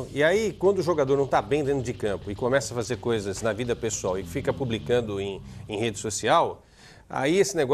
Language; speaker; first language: Portuguese; native; Portuguese